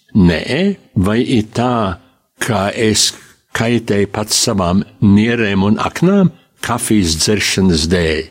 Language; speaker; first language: Latvian; early bilingual, heritage; Latvian